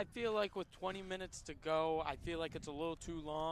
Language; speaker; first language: English; native; English